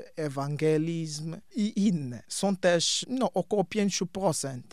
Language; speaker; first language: Polish; non-native, fluent; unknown